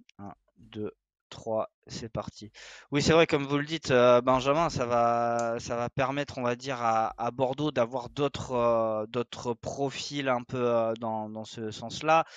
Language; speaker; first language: French; native; French